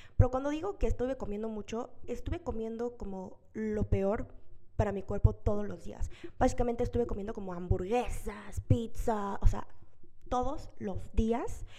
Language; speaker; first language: Spanish; early bilingual, other home language; Korean